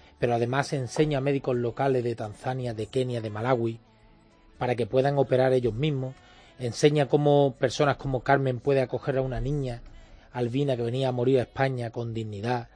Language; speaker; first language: Spanish; native; Spanish